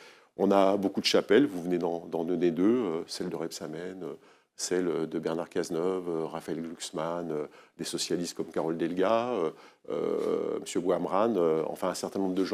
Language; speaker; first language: French; native; French